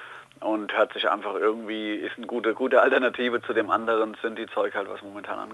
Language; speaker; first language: German; native; German